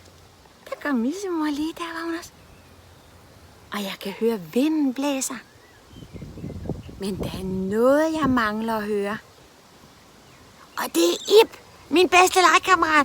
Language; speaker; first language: Danish; native; Danish